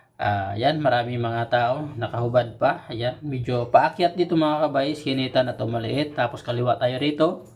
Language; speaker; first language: Filipino; native; Filipino